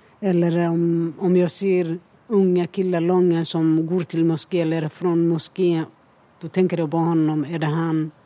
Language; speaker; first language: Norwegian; non-native, learner; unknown